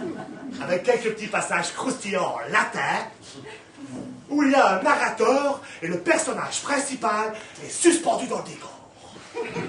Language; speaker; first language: French; native; French